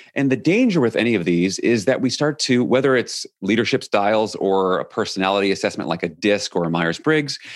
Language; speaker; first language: English; native; English